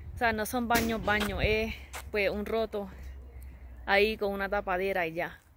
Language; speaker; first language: Spanish; native; Spanish